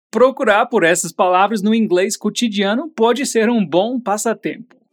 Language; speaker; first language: Portuguese; native; Portuguese